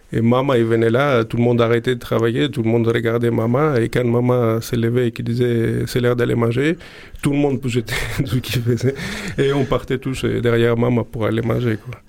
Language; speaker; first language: French; non-native, fluent; Greek